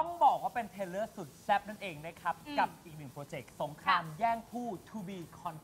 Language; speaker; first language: Thai; native; Thai